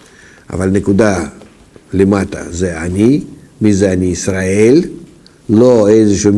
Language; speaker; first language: Hebrew; non-native, fluent; Russian